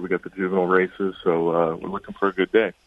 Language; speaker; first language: English; native; English